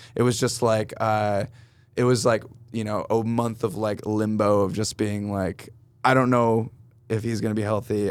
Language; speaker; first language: English; native; English